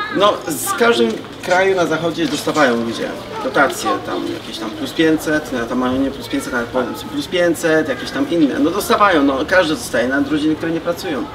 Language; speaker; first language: Polish; native; Polish